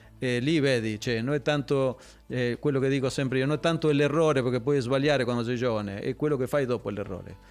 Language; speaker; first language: Italian; non-native, fluent; Spanish